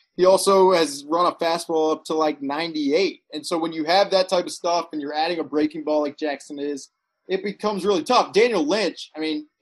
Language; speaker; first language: English; native; English